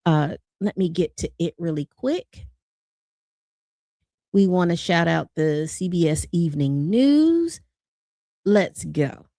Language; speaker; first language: English; native; English